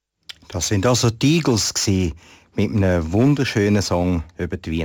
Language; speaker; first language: German; native; German